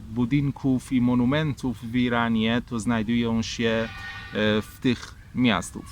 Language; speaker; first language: Polish; non-native, fluent; Persian